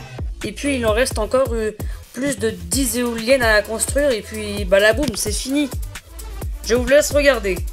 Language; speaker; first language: French; native; French